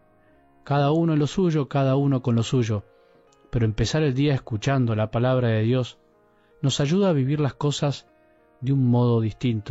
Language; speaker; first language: Spanish; native; Spanish